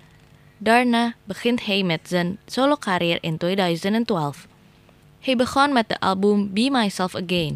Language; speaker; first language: Dutch; non-native, learner; Indonesian